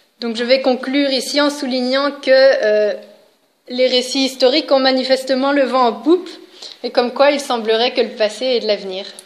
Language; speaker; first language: French; native; French